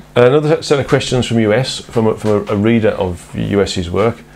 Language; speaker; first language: English; native; English